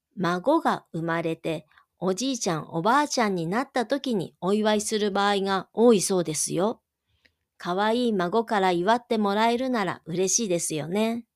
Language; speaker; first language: Japanese; native; Japanese